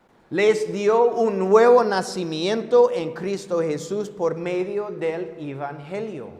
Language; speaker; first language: Spanish; non-native, fluent; English